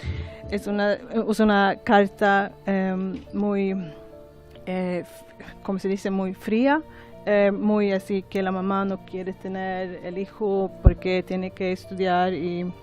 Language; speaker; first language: Spanish; non-native, learner; Swedish